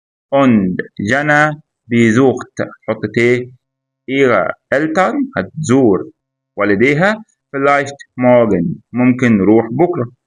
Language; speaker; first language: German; non-native, fluent; Arabic